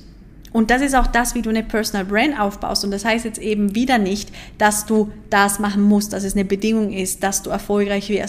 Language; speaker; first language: German; native; German